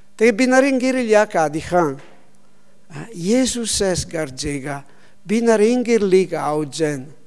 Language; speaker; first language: Mongolian; non-native, learner; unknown